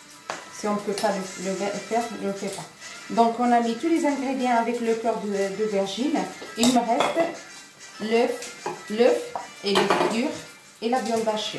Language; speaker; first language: French; non-native, local second language; Arabic